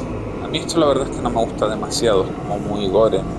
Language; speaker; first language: Spanish; native; Spanish